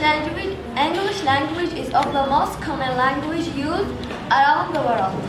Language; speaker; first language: English; non-native, learner; Arabic